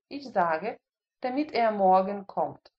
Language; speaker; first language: German; non-native, fluent; Russian